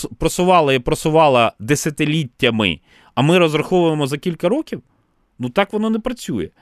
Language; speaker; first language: Ukrainian; non-native, local second language; Russian